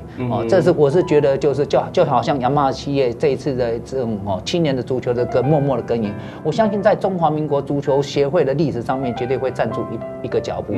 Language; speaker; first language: Chinese; native; Chinese